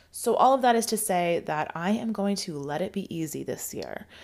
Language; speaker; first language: English; native; English